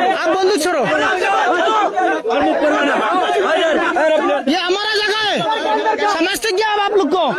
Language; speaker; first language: Hindi; non-native, learner; Bangla